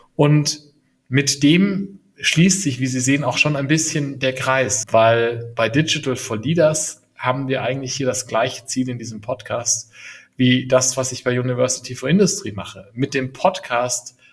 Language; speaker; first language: German; native; German